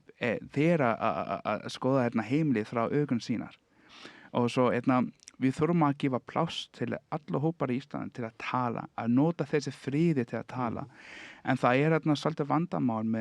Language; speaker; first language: Icelandic; non-native, learner; Danish